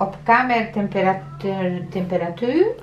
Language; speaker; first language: Dutch; non-native, learner; Italian